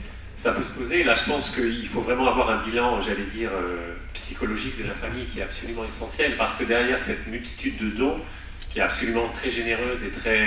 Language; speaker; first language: French; native; French